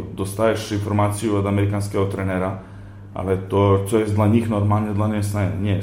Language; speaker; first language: Polish; non-native, fluent; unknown